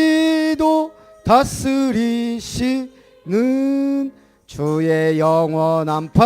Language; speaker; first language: Korean; native; Korean